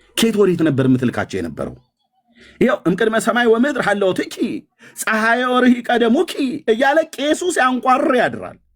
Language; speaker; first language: Amharic; native; Amharic